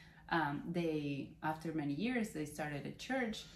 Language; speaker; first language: English; non-native, fluent; Spanish